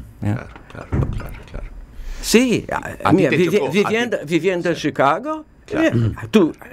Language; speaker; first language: Spanish; non-native, fluent; Polish